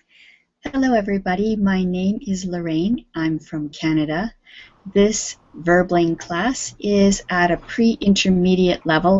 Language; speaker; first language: English; non-native, fluent; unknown